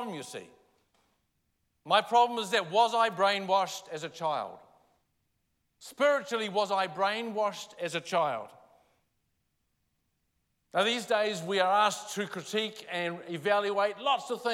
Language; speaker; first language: English; native; English